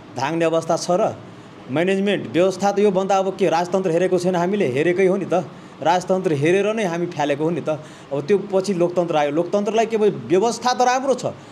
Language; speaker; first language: Nepali; non-native, local second language; Maithili